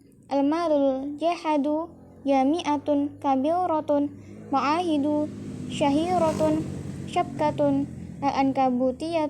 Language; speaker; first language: Arabic; non-native, learner; Indonesian